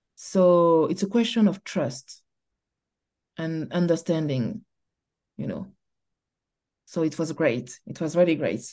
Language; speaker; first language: English; non-native, learner; French